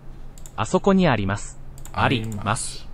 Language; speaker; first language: Japanese; non-native, learner; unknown